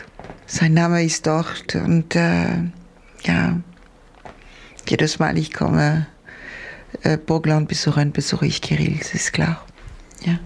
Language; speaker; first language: German; non-native, fluent; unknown